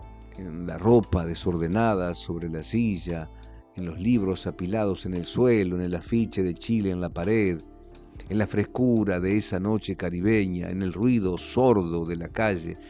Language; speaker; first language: Spanish; native; Spanish